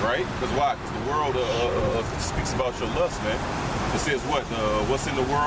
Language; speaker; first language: English; native; English